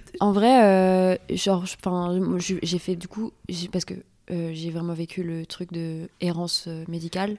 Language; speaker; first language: French; native; French